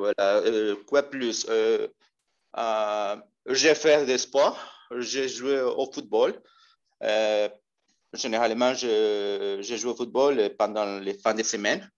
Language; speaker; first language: French; non-native, learner; Spanish